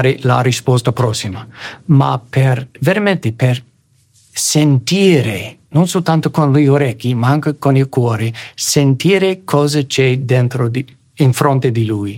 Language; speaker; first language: Italian; non-native, fluent; English